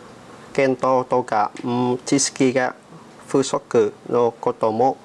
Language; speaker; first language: Japanese; non-native, learner; Vietnamese